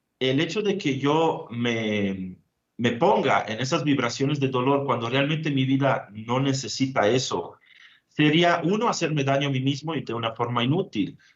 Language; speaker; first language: Spanish; non-native, fluent; Italian